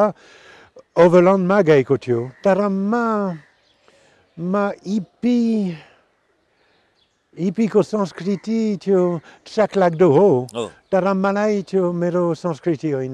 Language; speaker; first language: Nepali; non-native, learner; French